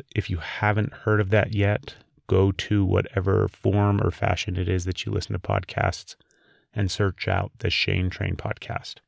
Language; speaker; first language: English; native; English